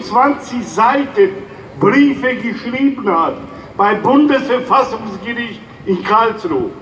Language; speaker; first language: German; non-native, fluent; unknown